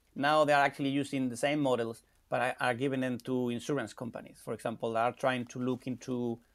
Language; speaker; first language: English; non-native, fluent; Spanish